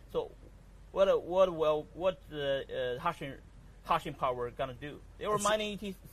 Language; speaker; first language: English; non-native, learner; Chinese